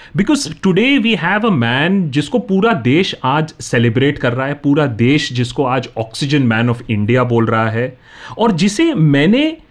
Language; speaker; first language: Hindi; native; Hindi